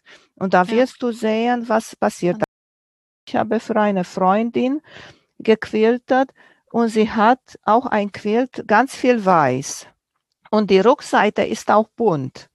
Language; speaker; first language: German; non-native, fluent; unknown